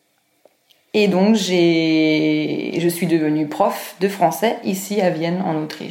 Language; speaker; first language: French; native; French